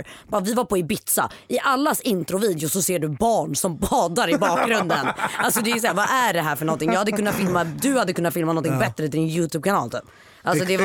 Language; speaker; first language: Swedish; native; Swedish